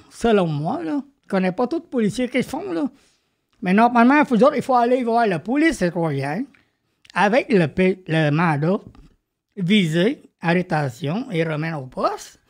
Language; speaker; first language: French; non-native, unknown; Vietnamese